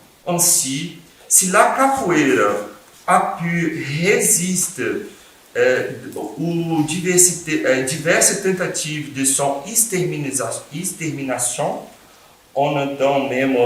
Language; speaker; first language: French; non-native, fluent; Portuguese